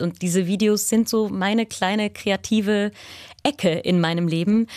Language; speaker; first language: German; native; German